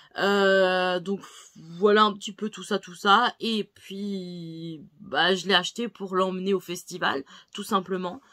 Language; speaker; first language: French; native; French